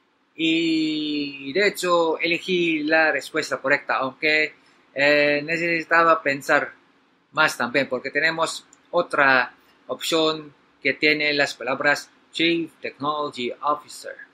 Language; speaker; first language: Spanish; non-native, learner; Filipino